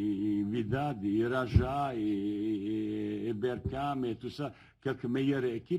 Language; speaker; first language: French; non-native, fluent; Bosnian